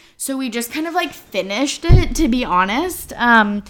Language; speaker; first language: English; native; English